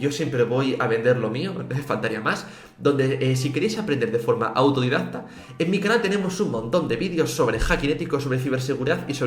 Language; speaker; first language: Spanish; native; Spanish